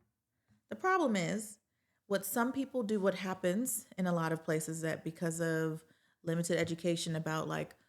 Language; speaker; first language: English; native; English